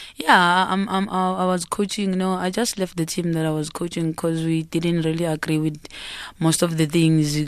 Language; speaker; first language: English; non-native, local second language; Zulu